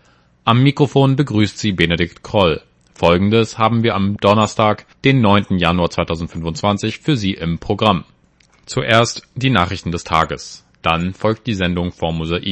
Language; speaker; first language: German; native; German